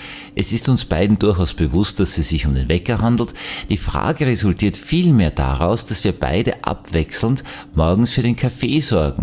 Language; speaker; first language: German; native; German